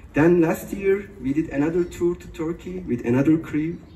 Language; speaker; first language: English; non-native, fluent; Turkish